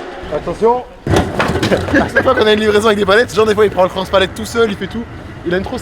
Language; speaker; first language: French; native; French